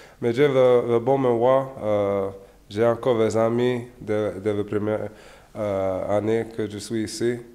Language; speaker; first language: French; non-native, learner; English